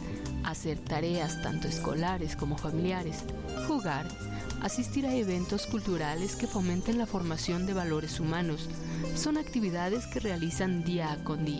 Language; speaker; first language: Spanish; native; Spanish